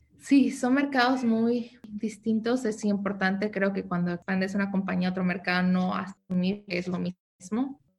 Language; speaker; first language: Spanish; native; Spanish